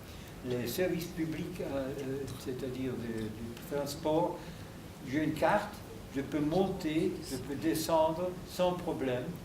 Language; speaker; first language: French; non-native, fluent; German